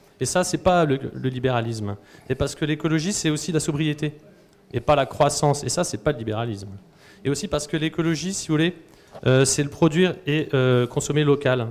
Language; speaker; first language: French; native; French